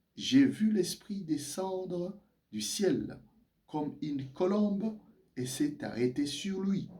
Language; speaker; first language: French; non-native, local second language; Swahili